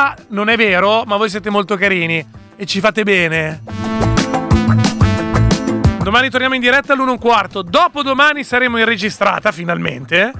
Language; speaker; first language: Italian; native; Italian